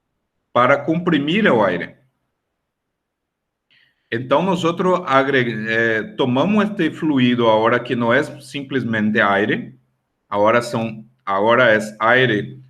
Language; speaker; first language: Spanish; non-native, fluent; Portuguese